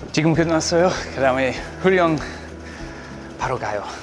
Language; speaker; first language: Korean; non-native, learner; English